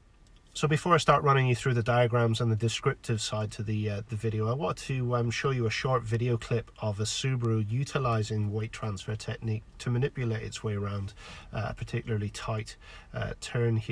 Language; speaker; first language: English; native; English